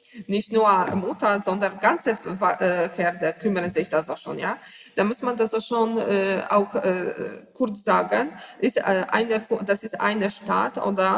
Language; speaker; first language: German; non-native, learner; Polish